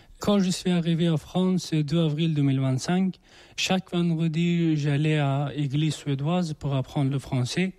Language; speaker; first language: French; non-native, learner; Persian